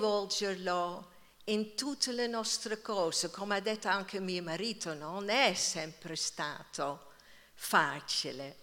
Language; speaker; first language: Italian; non-native, fluent; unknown